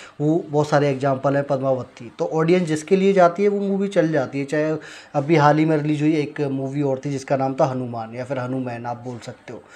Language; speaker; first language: Hindi; native; Hindi